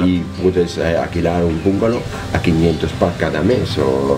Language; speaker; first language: Spanish; non-native, learner; German